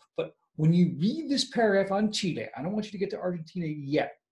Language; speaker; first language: English; native; English